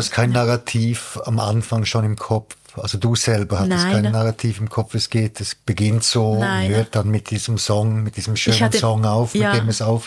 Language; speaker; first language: German; native; German